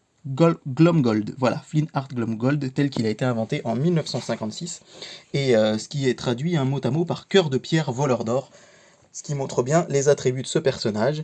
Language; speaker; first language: French; native; French